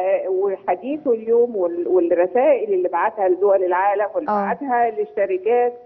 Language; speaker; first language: Arabic; native; Arabic